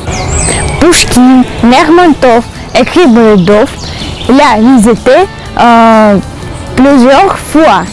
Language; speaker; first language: French; non-native, learner; Russian